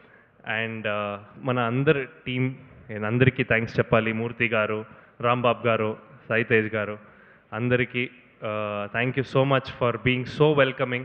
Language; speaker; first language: Telugu; non-native, learner; Kannada